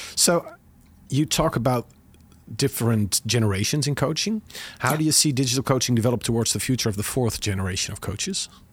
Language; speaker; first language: English; non-native, fluent; Dutch